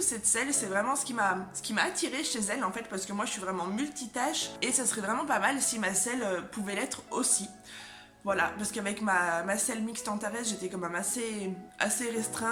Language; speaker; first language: French; native; French